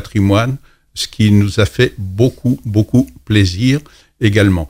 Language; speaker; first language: French; native; French